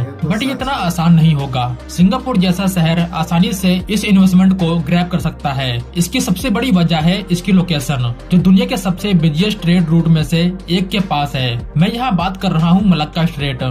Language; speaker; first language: Hindi; native; Hindi